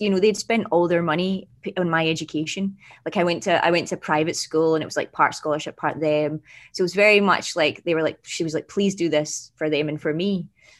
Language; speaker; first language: English; native; English